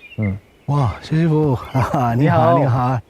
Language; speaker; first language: Chinese; non-native, learner; Italian